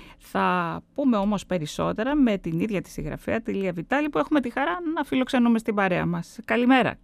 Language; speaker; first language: Greek; native; Greek